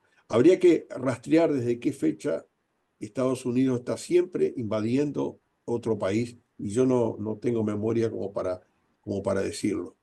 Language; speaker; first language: Spanish; native; Spanish